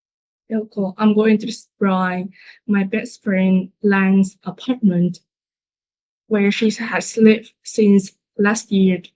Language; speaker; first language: English; non-native, fluent; Vietnamese